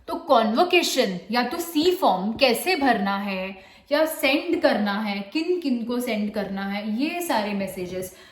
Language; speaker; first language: Hindi; non-native, local second language; Marathi